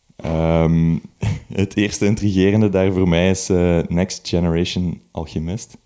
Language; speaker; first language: Dutch; native; Dutch